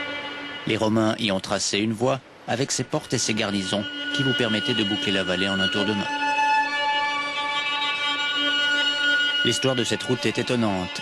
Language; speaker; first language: French; native; French